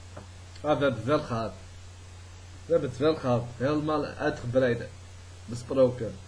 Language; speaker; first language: Dutch; early bilingual, other home language; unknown